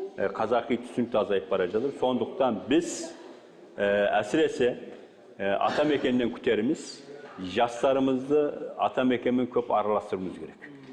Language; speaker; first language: Kazakh; early bilingual, heritage; Kazakh